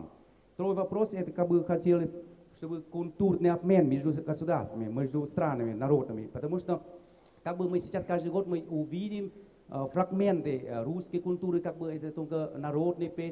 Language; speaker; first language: Russian; non-native, fluent; Vietnamese